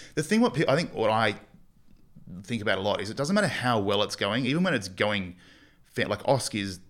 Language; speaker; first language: English; native; English